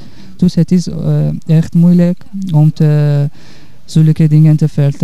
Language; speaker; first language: Dutch; non-native, learner; Persian